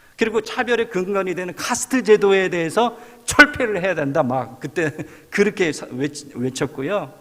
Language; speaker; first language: Korean; native; Korean